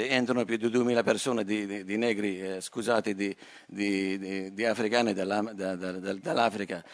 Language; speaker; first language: Italian; non-native, fluent; Arabic